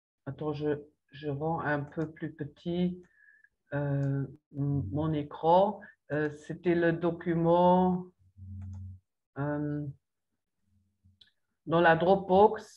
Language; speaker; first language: French; non-native, local second language; Luxembourgish